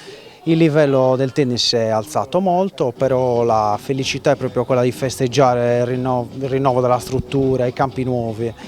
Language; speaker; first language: Italian; native; Italian